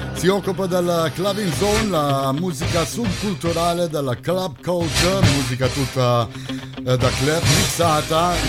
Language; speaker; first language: Italian; native; Italian